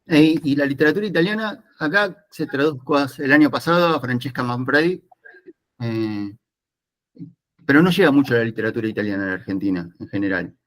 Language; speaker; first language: Spanish; native; Spanish